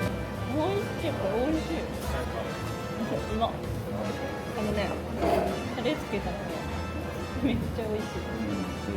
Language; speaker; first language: Japanese; native; Japanese